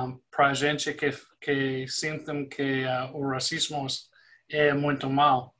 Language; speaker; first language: Portuguese; non-native, fluent; English